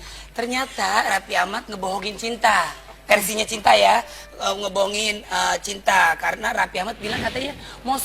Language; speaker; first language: Indonesian; native; Indonesian